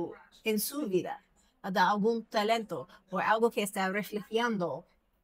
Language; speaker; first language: Spanish; non-native, fluent; English